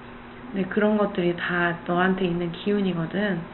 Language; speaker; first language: Korean; native; Korean